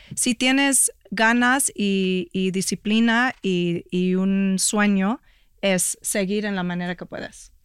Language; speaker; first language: Spanish; early bilingual, heritage; Spanish